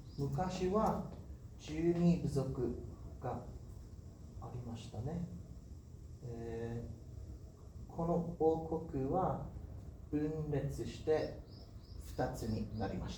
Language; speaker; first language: Japanese; non-native, learner; English